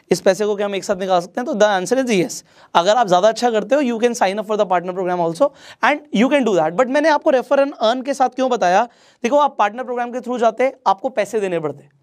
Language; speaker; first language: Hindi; non-native, local second language; Marathi